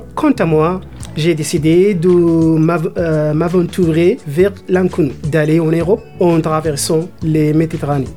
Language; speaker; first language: French; non-native, learner; Arabic